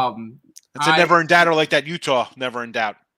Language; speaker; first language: English; native; English